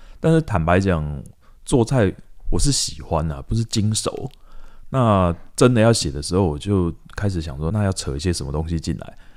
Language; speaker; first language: Chinese; native; Chinese